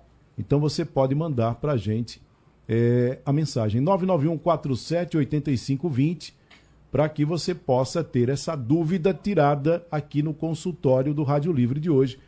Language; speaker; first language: Portuguese; native; Portuguese